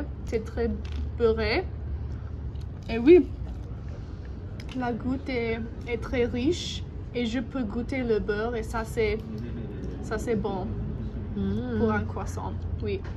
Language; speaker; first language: French; non-native, learner; English